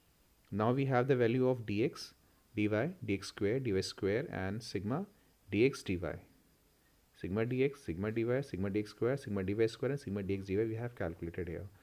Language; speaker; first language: English; non-native, local second language; Hindi